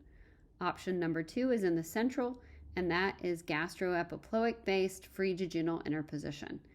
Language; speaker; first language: English; native; English